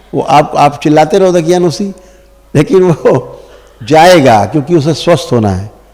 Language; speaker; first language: Hindi; native; Hindi